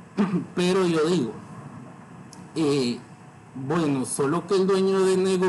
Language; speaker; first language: Spanish; native; Spanish